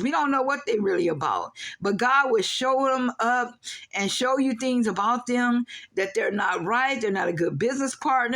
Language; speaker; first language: English; native; English